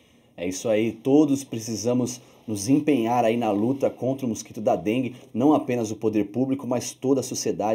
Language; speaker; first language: Portuguese; native; Portuguese